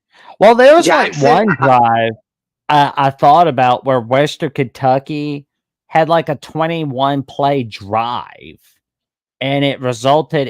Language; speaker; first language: English; native; English